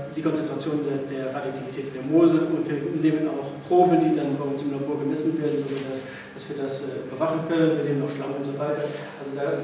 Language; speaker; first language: German; non-native, local second language; Luxembourgish